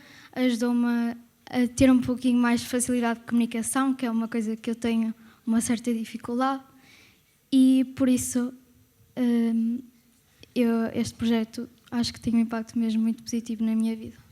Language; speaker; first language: Portuguese; native; Portuguese